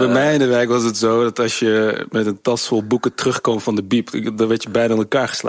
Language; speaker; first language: Dutch; early bilingual, other home language; Turkish